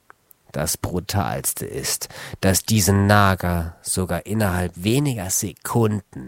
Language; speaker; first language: German; native; German